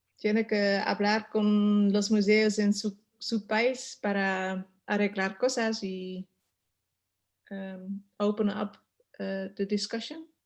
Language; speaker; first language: Spanish; non-native, learner; Dutch